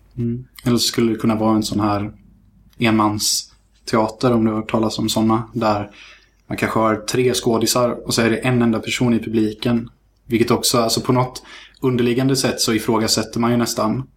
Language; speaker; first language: Swedish; native; Swedish